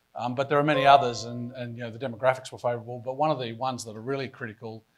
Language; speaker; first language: English; native; English